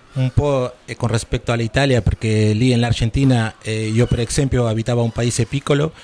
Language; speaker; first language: Italian; non-native, learner; Spanish